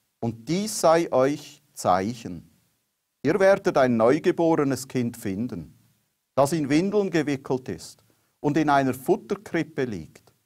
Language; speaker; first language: German; native; German